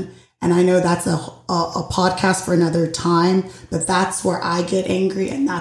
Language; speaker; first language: English; early bilingual, other home language; Spanish